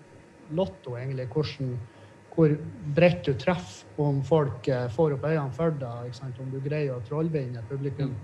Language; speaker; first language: Norwegian; native; Norwegian